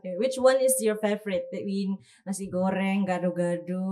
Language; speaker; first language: English; non-native, fluent; Indonesian